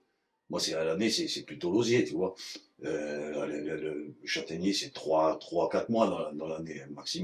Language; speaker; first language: French; native; French